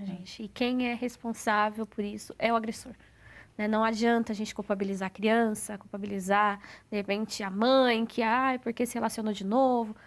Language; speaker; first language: Portuguese; native; Portuguese